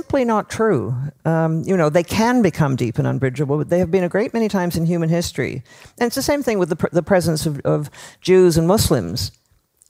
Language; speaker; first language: English; native; English